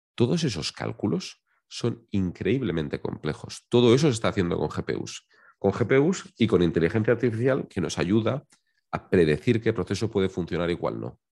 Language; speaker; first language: Spanish; native; Spanish